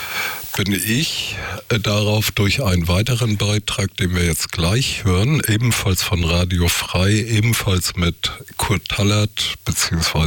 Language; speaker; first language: German; native; German